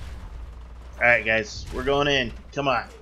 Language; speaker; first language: English; native; English